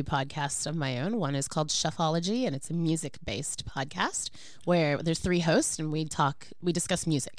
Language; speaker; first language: English; native; English